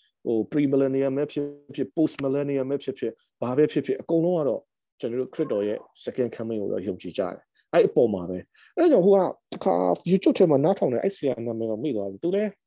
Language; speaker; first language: English; non-native, fluent; Burmese